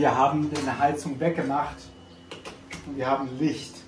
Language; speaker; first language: German; non-native, fluent; Italian